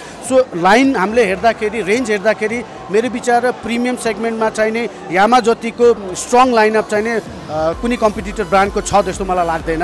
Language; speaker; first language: Nepali; native; Nepali